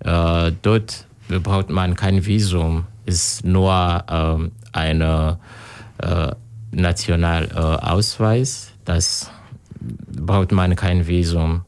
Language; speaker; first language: German; non-native, learner; Kinyarwanda